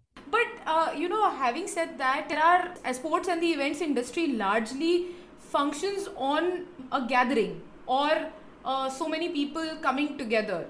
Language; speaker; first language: English; non-native, local second language; Hindi